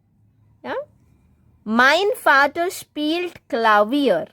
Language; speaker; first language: German; non-native, fluent; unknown